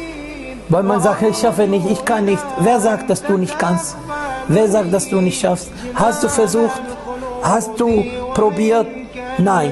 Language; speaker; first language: German; non-native, fluent; Arabic